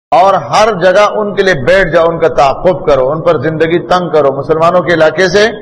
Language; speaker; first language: Urdu; non-native, local second language; Pashto